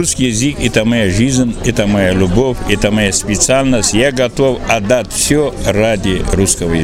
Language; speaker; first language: Russian; non-native, fluent; Pashto